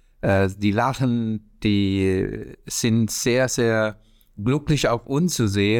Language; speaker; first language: German; non-native, learner; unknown